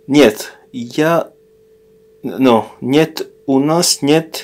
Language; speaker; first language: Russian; non-native, learner; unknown